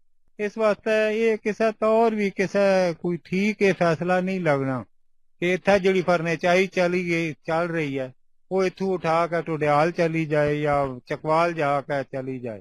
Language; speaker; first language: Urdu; non-native, local second language; Punjabi